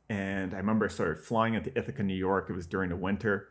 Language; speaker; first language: English; native; English